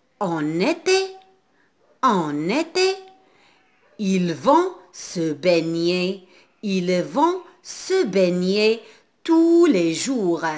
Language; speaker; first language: French; non-native, local second language; Arabic